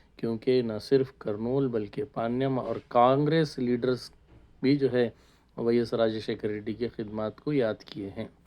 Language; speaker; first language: Urdu; native; Urdu